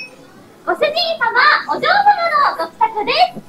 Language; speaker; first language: Japanese; native; Japanese